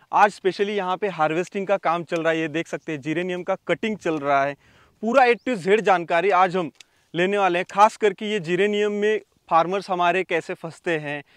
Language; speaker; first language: Hindi; native; Hindi